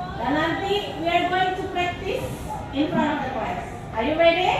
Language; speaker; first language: English; non-native, learner; Indonesian